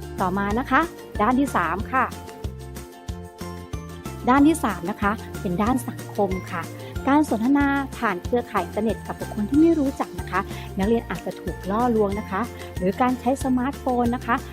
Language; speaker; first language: Thai; native; Thai